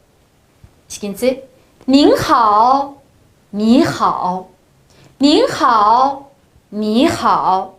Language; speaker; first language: Chinese; non-native, local second language; Uyghur